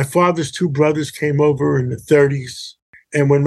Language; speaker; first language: English; early bilingual, other home language; Greek